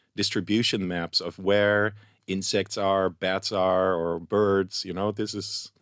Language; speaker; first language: English; non-native, fluent; Dutch